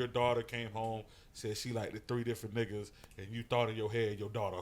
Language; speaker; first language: English; native; English